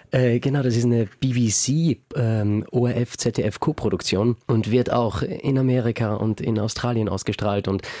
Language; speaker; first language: German; native; German